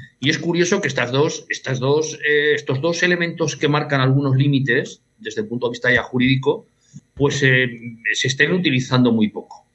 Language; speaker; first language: Spanish; native; Spanish